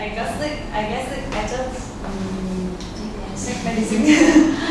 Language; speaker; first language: English; non-native, learner; Vietnamese